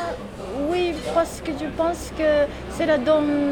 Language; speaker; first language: French; non-native, learner; Japanese